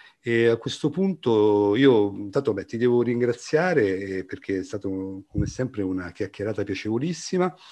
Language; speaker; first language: Italian; native; Italian